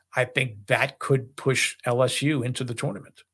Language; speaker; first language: English; native; English